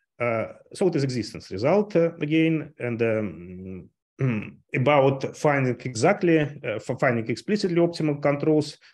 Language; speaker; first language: English; non-native, fluent; Russian